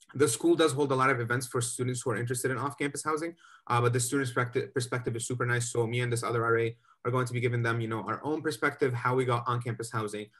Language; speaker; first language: English; native; English